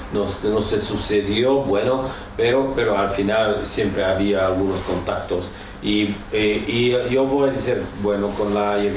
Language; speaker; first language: Spanish; non-native, fluent; Czech